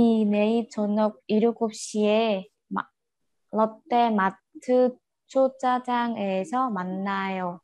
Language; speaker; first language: Korean; non-native, learner; Vietnamese